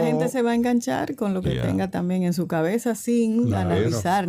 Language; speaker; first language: Spanish; native; Spanish